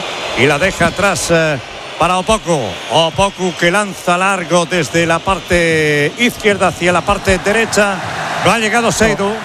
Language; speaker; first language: Spanish; native; Spanish